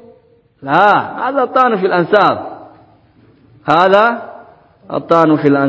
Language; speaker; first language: Arabic; non-native, fluent; Swahili